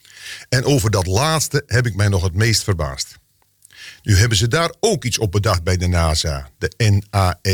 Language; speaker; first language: Dutch; native; Dutch